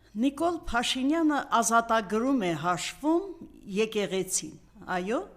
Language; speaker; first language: Armenian; native; Armenian